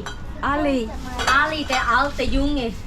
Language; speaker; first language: German; non-native, fluent; Vietnamese